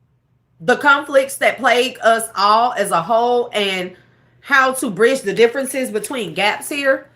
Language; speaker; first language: English; native; English